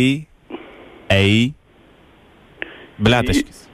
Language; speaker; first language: English; non-native, learner; Lithuanian